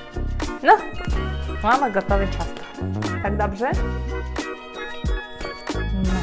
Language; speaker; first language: Polish; non-native, fluent; Ukrainian